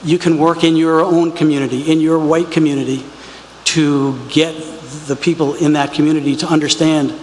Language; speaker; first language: English; native; English